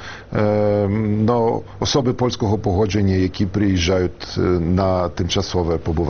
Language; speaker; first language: Ukrainian; non-native, fluent; Polish